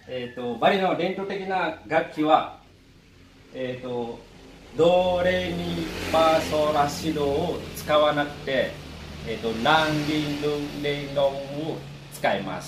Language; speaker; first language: Japanese; non-native, fluent; Indonesian